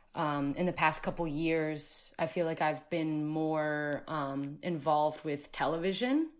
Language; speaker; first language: English; early bilingual, other home language; Spanish